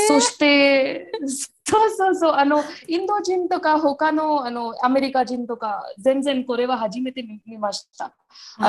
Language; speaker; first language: Japanese; non-native, learner; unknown